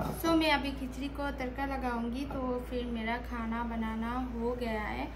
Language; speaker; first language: Hindi; non-native, local second language; Bangla